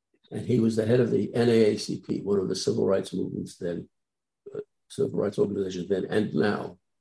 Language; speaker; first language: English; native; English